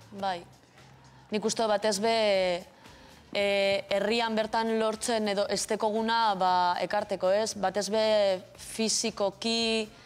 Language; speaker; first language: Basque; native; Basque